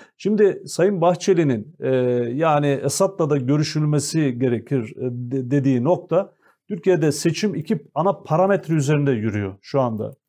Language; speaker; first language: Turkish; native; Turkish